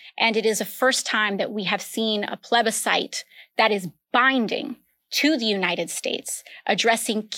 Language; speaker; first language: English; early bilingual, other home language; Spanish